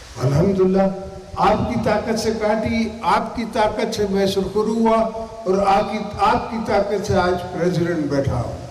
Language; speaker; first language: Urdu; non-native, local second language; Saraiki